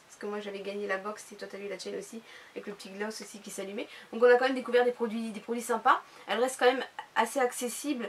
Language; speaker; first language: French; native; French